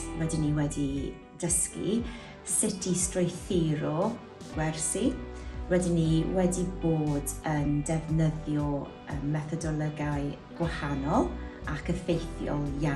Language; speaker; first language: Welsh; non-native, local second language; English